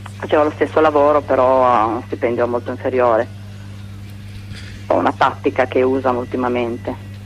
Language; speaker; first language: Italian; native; Italian